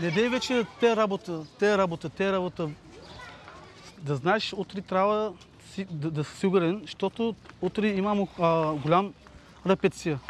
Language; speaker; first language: Bulgarian; non-native, local second language; Turkish